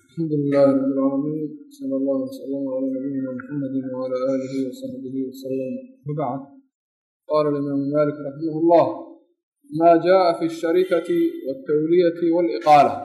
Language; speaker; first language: Arabic; non-native, local second language; Somali